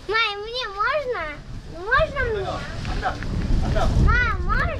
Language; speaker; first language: Russian; early bilingual, heritage; Russian